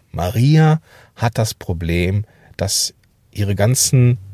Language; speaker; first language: German; native; German